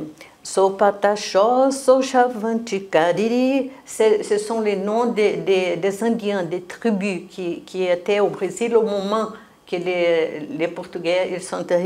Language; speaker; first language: French; non-native, fluent; Portuguese